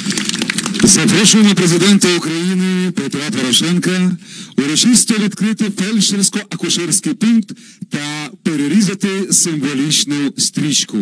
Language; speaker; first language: Ukrainian; native; Ukrainian